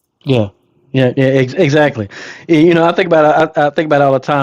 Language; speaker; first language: English; native; English